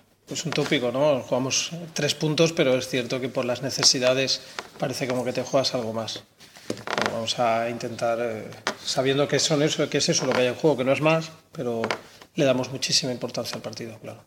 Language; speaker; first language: Spanish; native; Spanish